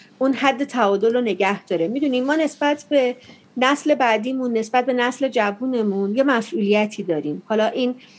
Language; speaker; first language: Persian; native; Persian